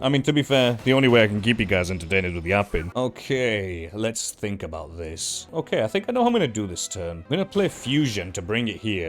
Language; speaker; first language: English; native; English